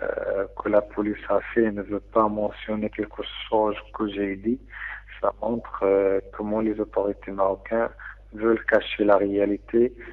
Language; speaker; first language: French; non-native, local second language; Arabic